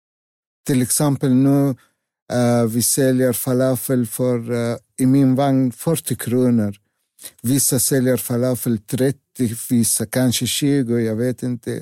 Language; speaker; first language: Swedish; non-native, learner; Arabic